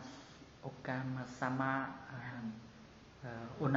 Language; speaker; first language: Japanese; non-native, learner; Vietnamese